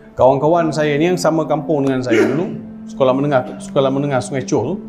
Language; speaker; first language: Malay; non-native, local second language; Tamil